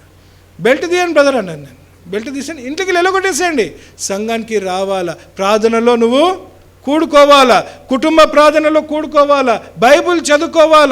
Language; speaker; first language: Telugu; native; Telugu